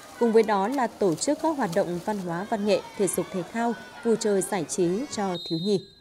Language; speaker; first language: Vietnamese; native; Vietnamese